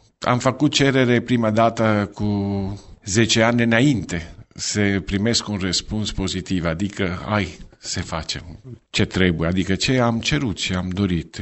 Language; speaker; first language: Romanian; non-native, fluent; Italian